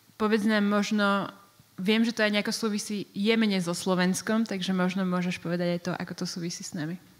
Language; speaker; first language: Slovak; native; Slovak